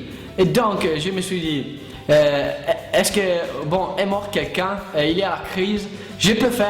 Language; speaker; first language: French; non-native, learner; Italian